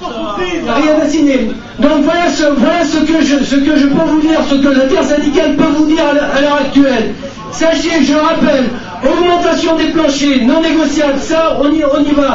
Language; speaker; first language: French; native; French